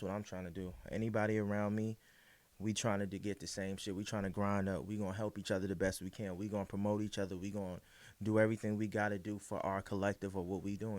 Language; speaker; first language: English; native; English